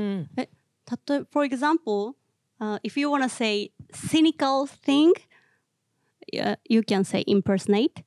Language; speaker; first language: English; non-native, learner; Japanese